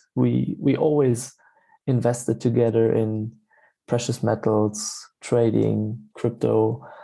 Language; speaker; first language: English; non-native, fluent; German